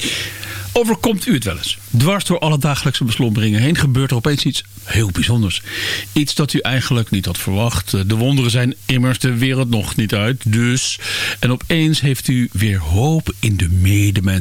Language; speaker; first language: Dutch; native; Dutch